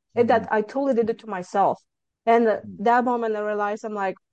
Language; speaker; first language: English; non-native, fluent; Lithuanian